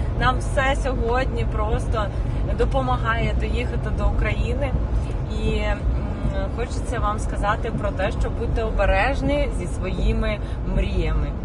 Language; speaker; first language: Ukrainian; non-native, local second language; Russian